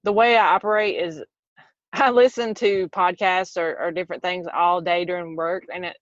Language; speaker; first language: English; native; English